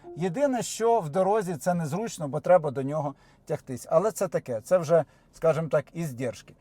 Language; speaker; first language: Ukrainian; non-native, local second language; Russian